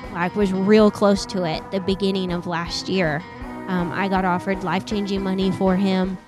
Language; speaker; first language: English; native; English